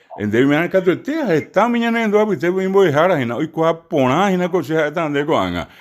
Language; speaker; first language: Spanish; non-native, local second language; Guarani